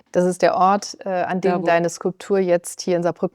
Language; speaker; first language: German; native; German